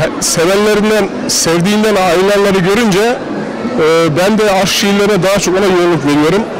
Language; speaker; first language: Turkish; early bilingual, heritage; Turkish